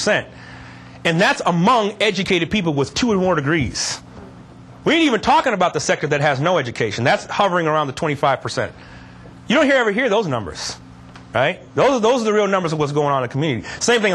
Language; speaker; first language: English; native; English